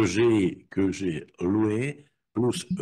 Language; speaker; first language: French; non-native, fluent; Russian